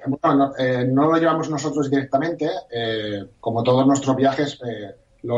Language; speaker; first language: Spanish; native; Spanish